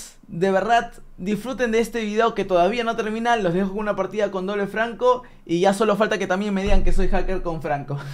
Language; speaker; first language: Spanish; native; Spanish